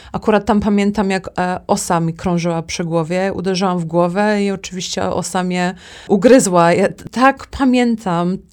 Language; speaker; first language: Polish; early bilingual, heritage; Polish